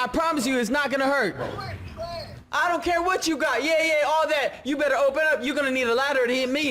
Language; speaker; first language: English; native; English